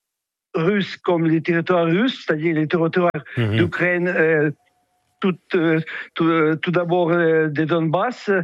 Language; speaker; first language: French; non-native, fluent; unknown